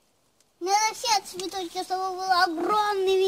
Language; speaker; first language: Russian; native; Russian